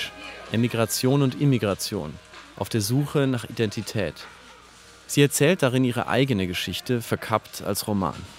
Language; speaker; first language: German; native; German